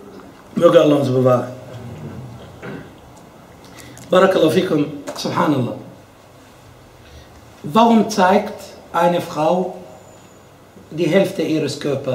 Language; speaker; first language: German; non-native, fluent; Arabic